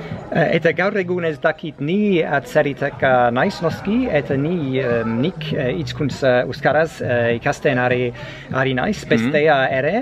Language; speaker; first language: Basque; non-native, learner; English